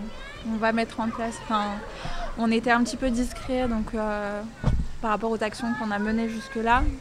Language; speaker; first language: French; native; French